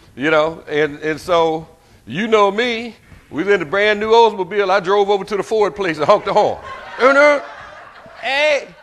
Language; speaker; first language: English; native; English